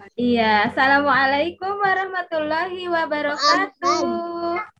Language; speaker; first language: Indonesian; native; Indonesian